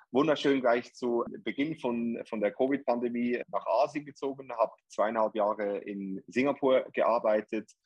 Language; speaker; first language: German; native; German